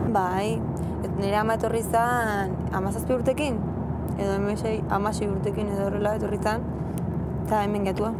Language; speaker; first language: Basque; non-native, local second language; Spanish